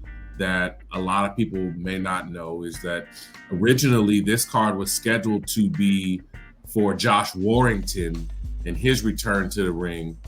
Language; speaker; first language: English; native; English